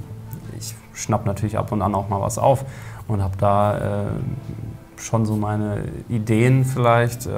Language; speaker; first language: German; native; German